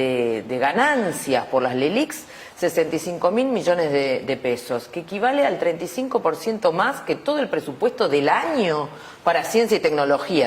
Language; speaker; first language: Spanish; native; Spanish